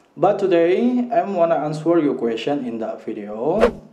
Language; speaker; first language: English; non-native, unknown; Indonesian